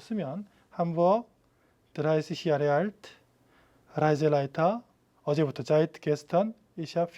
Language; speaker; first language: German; non-native, fluent; Korean